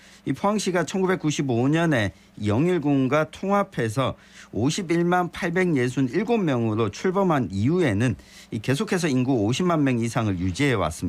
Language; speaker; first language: Korean; native; Korean